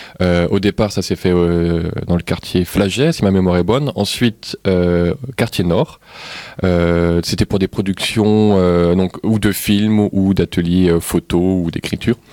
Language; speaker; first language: French; native; French